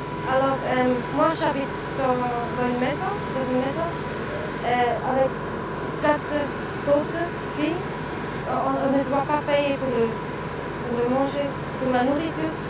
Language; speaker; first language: French; non-native, learner; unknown